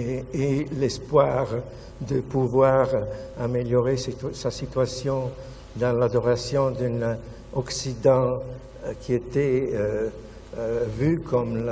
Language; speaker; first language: French; non-native, fluent; Italian